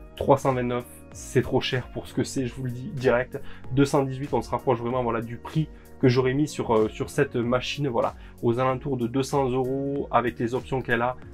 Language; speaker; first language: French; native; French